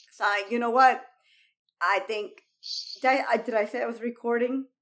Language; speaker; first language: English; early bilingual, heritage; Spanish